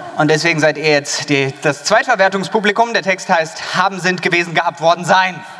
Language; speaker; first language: German; native; German